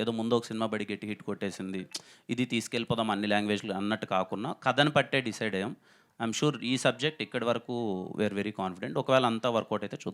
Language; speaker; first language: Telugu; native; Telugu